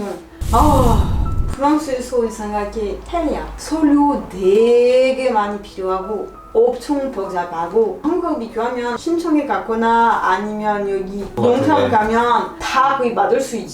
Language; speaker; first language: Korean; non-native, learner; French